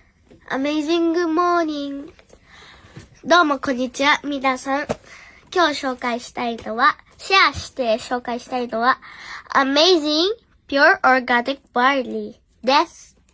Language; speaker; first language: Japanese; early bilingual, other home language; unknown